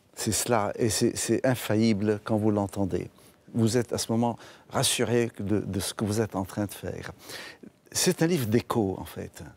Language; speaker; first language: French; non-native, fluent; Arabic